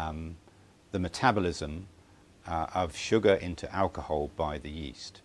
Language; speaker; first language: English; native; English